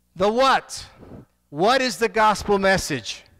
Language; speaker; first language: English; native; English